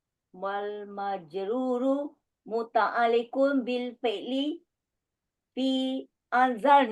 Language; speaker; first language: Arabic; non-native, learner; Malay